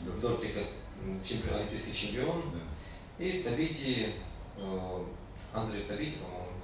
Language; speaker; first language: Russian; native; Russian